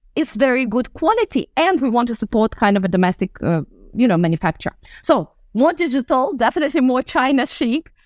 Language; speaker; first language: English; non-native, fluent; Russian